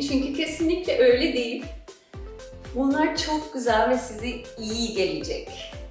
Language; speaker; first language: Turkish; non-native, fluent; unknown